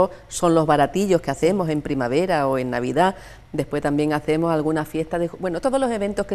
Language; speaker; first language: Spanish; native; Spanish